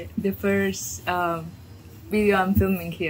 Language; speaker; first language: English; non-native, fluent; Spanish